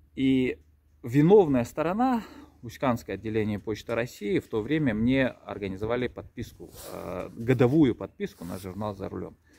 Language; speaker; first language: Russian; non-native, local second language; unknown